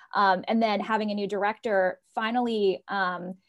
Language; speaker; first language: English; early bilingual, other home language; Portuguese